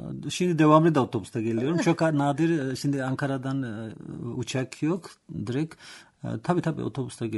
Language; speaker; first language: Turkish; non-native, learner; Georgian